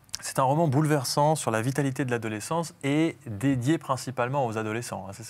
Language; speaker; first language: French; native; French